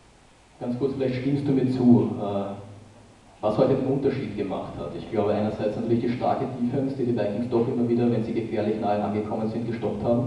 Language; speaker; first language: German; native; German